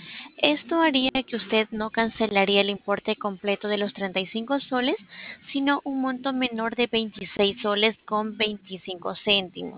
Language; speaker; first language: Spanish; native; Spanish